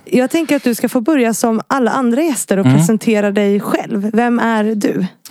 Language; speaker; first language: Swedish; native; Swedish